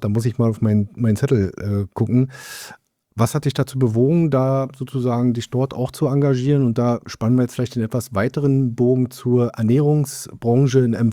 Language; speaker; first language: German; native; German